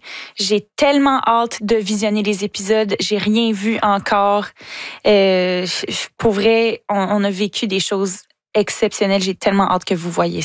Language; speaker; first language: French; native; French